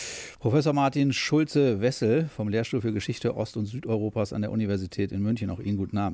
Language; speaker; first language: German; native; German